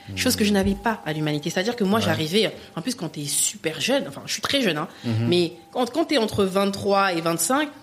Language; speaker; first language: French; native; French